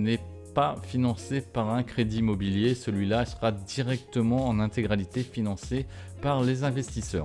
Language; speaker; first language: French; native; French